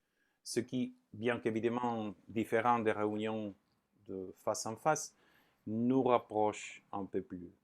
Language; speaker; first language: French; non-native, fluent; Spanish